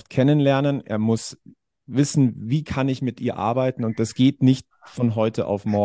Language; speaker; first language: German; native; German